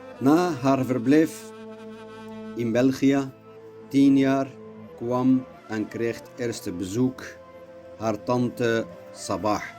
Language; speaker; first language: Dutch; non-native, learner; Kurdish